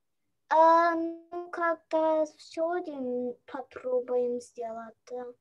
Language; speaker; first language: Russian; early bilingual, heritage; Russian